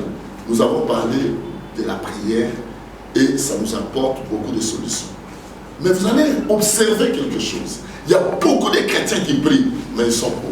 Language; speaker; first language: French; non-native, local second language; Lingala